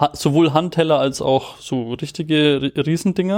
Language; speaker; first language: German; native; German